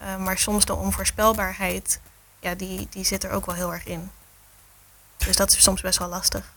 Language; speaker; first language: Dutch; native; Dutch